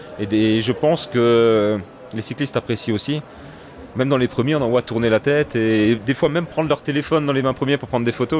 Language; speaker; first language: French; native; French